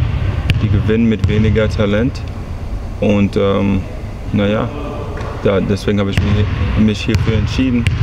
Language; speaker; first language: German; early bilingual, heritage; English